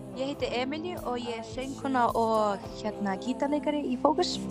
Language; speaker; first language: Icelandic; early bilingual, other home language; Portuguese